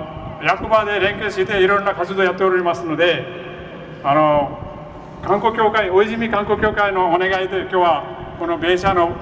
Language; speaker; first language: Japanese; non-native, fluent; Nepali